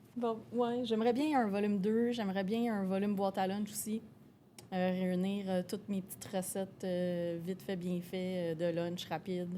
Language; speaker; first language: French; native; French